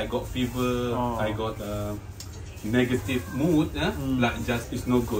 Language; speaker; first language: English; non-native, local second language; Malay